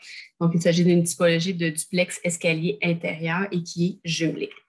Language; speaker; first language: French; native; French